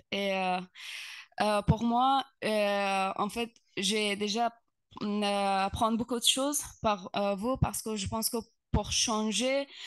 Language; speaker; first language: French; non-native, learner; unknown